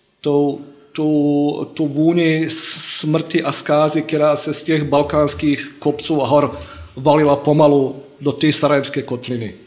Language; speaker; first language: Czech; non-native, fluent; Bosnian